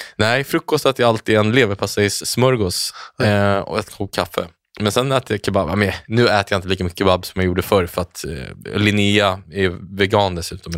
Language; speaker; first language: Swedish; native; Swedish